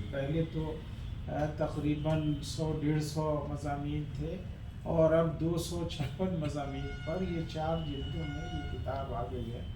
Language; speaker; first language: Urdu; native; Urdu